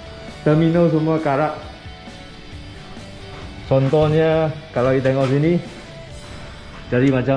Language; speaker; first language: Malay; non-native, local second language; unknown